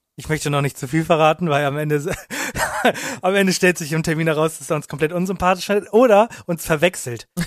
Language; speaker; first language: German; native; German